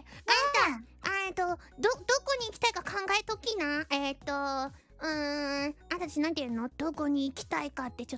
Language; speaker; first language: Japanese; native; Japanese